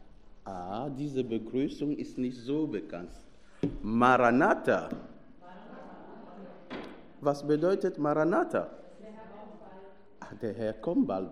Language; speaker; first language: German; non-native, fluent; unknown